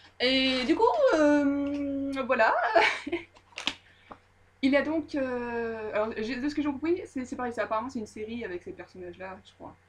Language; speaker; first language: French; native; French